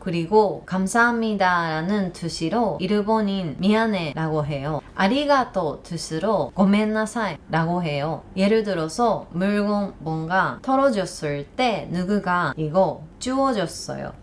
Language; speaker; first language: Korean; non-native, learner; Japanese